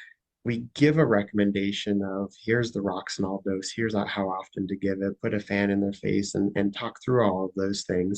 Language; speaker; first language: English; native; English